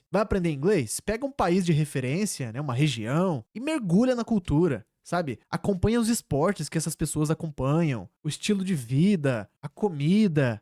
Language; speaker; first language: Portuguese; native; Portuguese